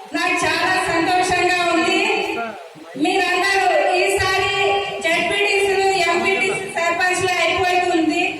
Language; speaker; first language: Telugu; non-native, local second language; Hindi